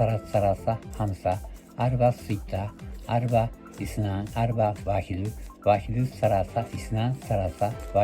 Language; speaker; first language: Arabic; non-native, learner; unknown